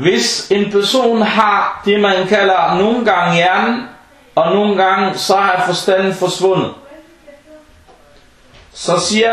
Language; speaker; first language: Danish; non-native, fluent; Arabic